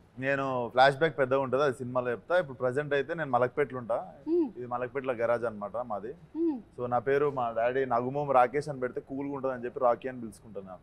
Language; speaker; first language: Telugu; native; Telugu